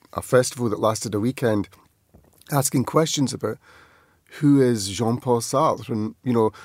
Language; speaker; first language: English; native; English